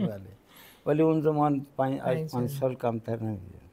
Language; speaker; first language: Persian; non-native, fluent; Punjabi